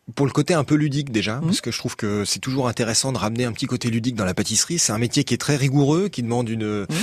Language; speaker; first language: French; native; French